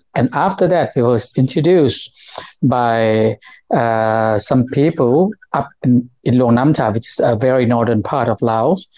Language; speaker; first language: English; non-native, learner; Lao